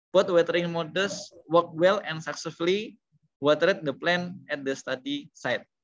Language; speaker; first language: English; non-native, learner; Indonesian